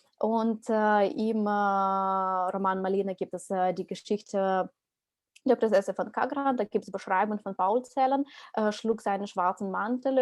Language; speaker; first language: German; non-native, fluent; Ukrainian